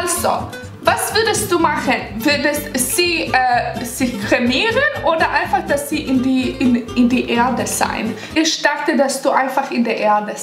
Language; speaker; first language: German; non-native, learner; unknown